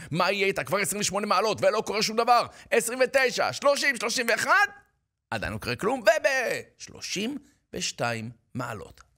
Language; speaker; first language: Hebrew; native; Hebrew